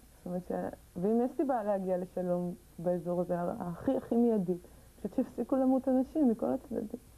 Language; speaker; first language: Hebrew; native; Hebrew